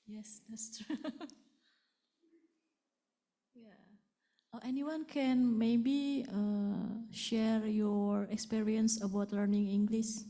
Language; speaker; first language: English; non-native, learner; Indonesian